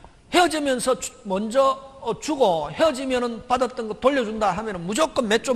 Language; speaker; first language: Korean; native; Korean